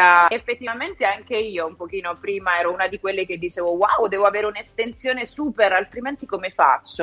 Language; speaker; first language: Italian; native; Italian